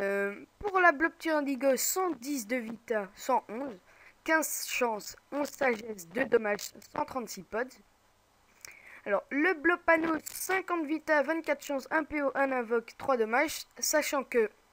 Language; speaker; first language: French; native; French